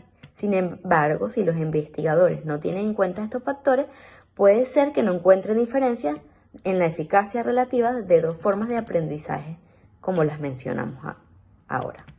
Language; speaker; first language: Spanish; native; Spanish